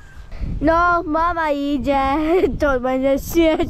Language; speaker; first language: Polish; early bilingual, heritage; Polish